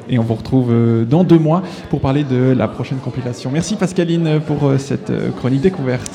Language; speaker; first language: French; native; French